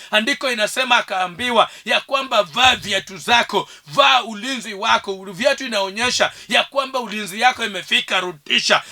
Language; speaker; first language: Swahili; non-native, local second language; Luo (Kenya and Tanzania)